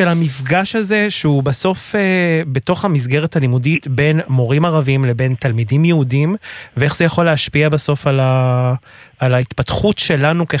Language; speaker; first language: Hebrew; non-native, local second language; Arabic